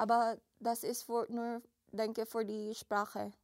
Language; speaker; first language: German; non-native, learner; Filipino